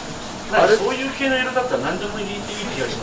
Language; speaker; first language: Japanese; native; Japanese